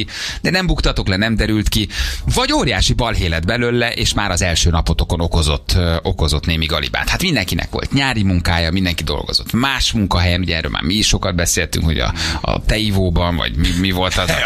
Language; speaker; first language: Hungarian; native; Hungarian